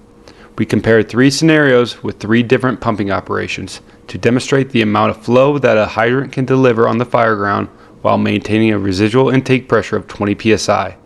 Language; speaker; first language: English; native; English